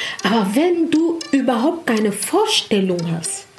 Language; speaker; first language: German; non-native, learner; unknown